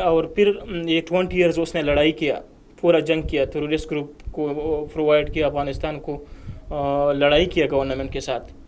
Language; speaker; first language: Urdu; non-native, fluent; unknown